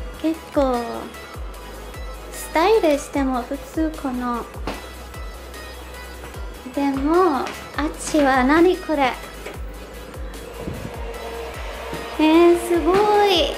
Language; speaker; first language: Japanese; non-native, fluent; English